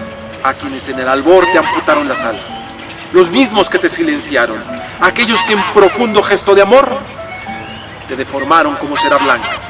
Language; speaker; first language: Spanish; native; Spanish